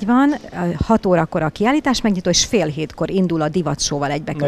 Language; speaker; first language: Hungarian; native; Hungarian